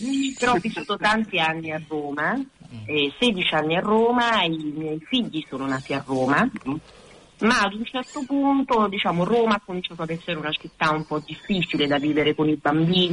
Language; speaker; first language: Italian; native; Italian